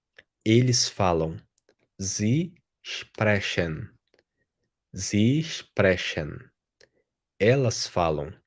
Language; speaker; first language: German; non-native, fluent; Portuguese